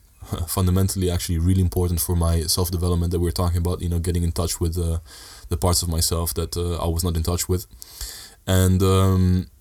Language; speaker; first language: English; early bilingual, heritage; Dutch